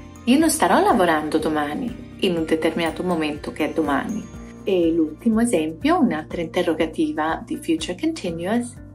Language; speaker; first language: Italian; native; Italian